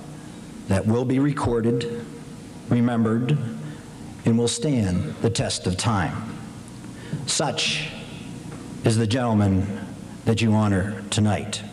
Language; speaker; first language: English; native; English